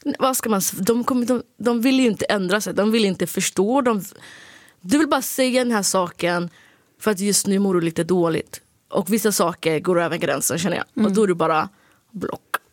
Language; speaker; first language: Swedish; early bilingual, other home language; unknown